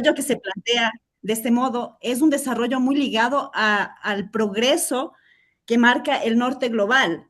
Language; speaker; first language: Spanish; native; Spanish